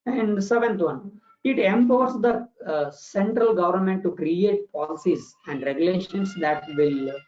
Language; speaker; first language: English; non-native, local second language; Kannada